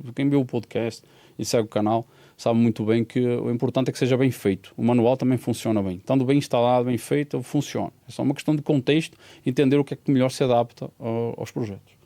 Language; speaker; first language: Portuguese; native; Portuguese